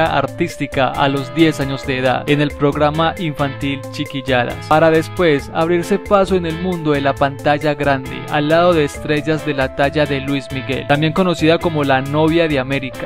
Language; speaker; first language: Spanish; native; Spanish